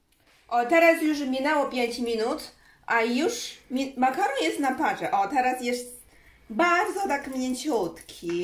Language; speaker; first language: Polish; non-native, learner; Chinese